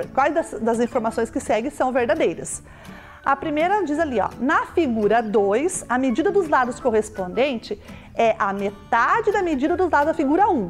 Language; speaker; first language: Portuguese; native; Portuguese